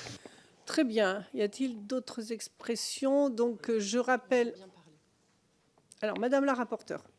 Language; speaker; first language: French; native; French